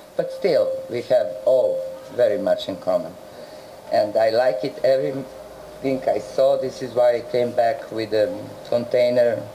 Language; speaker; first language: English; non-native, fluent; Serbian